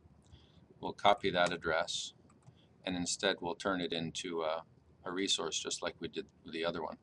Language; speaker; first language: English; native; English